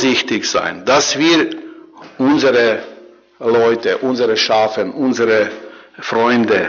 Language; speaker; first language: German; non-native, learner; Croatian